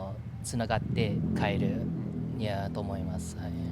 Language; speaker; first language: Japanese; non-native, learner; English